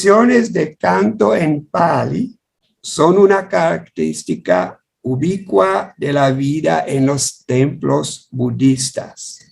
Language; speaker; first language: Spanish; non-native, fluent; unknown